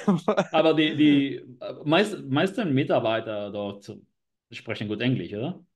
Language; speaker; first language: German; non-native, learner; Spanish